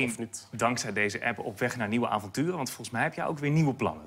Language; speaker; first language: Dutch; native; Dutch